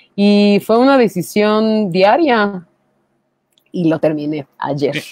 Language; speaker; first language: Spanish; native; Spanish